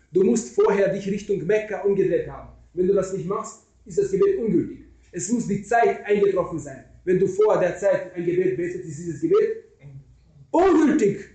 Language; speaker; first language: German; non-native, fluent; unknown